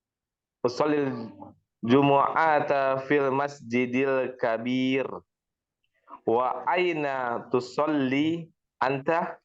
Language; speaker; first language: Arabic; non-native, learner; Indonesian